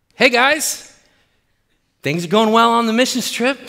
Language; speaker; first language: English; native; English